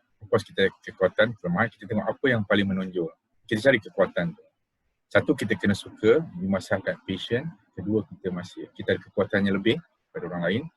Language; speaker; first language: Malay; native; Malay